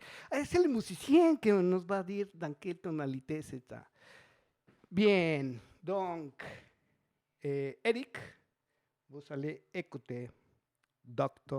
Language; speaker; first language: French; non-native, fluent; Spanish